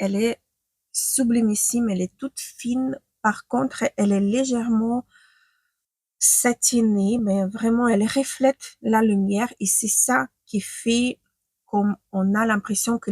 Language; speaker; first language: French; non-native, fluent; Ukrainian